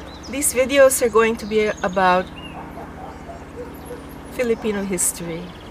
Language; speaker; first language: English; non-native, local second language; Filipino